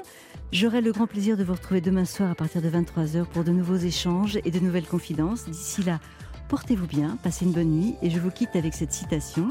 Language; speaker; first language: French; native; French